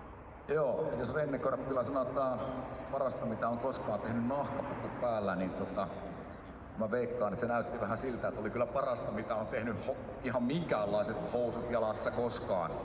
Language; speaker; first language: Finnish; native; Finnish